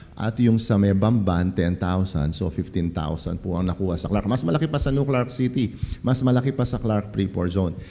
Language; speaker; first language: Filipino; non-native, local second language; Pampanga